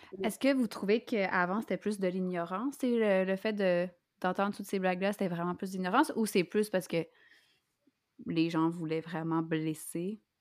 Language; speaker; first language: French; native; French